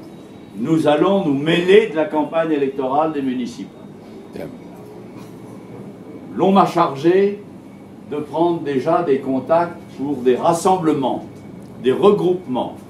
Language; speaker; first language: French; native; French